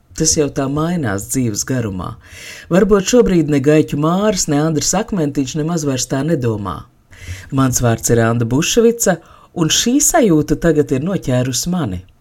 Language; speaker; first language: Latvian; native; Latvian